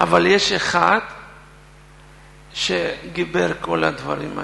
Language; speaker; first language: Hebrew; non-native, fluent; Russian